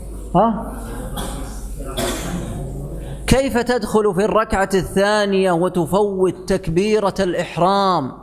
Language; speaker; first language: Arabic; native; Arabic